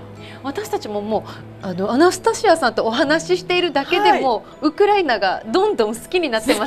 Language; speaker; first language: Japanese; native; Japanese